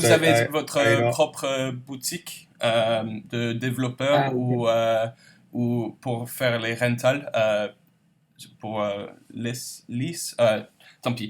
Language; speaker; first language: French; non-native, learner; English